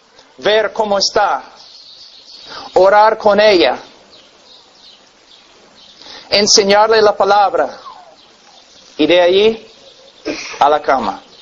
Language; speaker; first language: Spanish; non-native, fluent; English